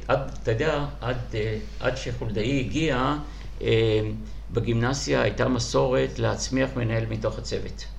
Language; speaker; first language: Hebrew; non-native, fluent; Russian